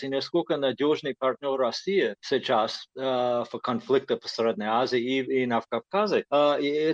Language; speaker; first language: Russian; non-native, fluent; English